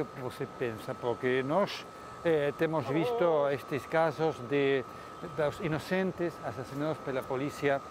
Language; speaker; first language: Portuguese; non-native, fluent; Spanish